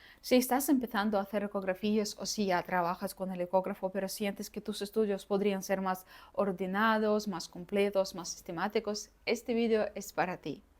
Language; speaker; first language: Spanish; non-native, fluent; Russian